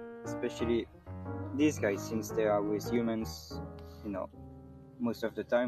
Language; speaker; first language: English; non-native, fluent; French